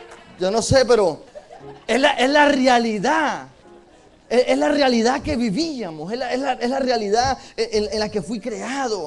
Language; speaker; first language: Spanish; native; Spanish